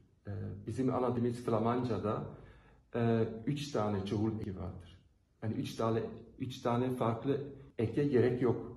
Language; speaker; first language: Turkish; non-native, fluent; Dutch